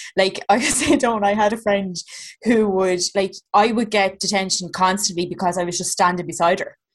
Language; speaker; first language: English; native; English